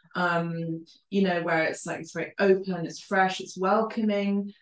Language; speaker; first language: English; early bilingual, other home language; Spanish